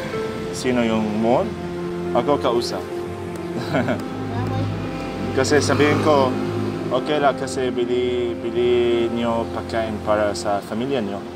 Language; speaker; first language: Filipino; non-native, learner; Arabic